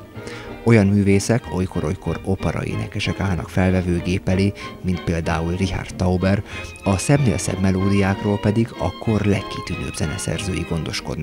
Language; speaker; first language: Hungarian; native; Hungarian